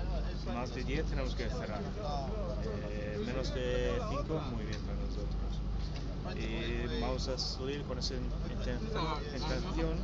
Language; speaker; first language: Spanish; non-native, fluent; English